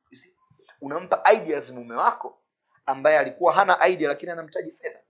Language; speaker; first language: Swahili; native; Swahili